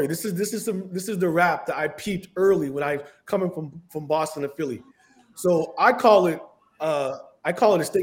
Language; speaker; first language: English; early bilingual, other home language; Haitian Creole